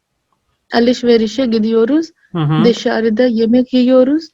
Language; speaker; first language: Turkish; non-native, learner; Urdu